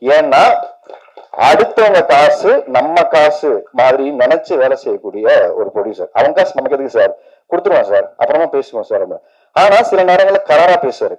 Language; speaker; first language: Tamil; native; Tamil